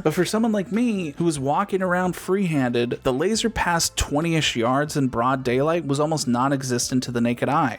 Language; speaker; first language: English; native; English